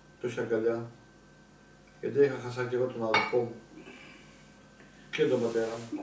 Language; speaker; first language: Greek; native; Greek